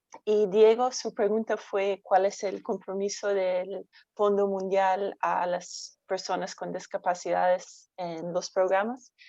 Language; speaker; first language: Spanish; non-native, fluent; English